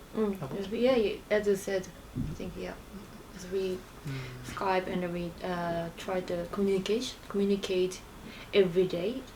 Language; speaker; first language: English; non-native, learner; Japanese